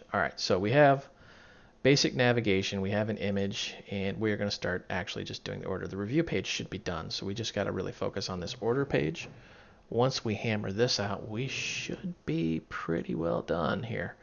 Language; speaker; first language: English; native; English